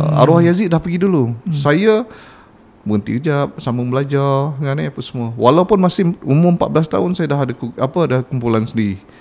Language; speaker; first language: Malay; native; Malay